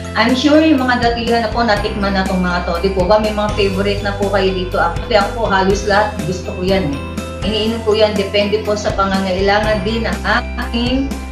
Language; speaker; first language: Filipino; native; Filipino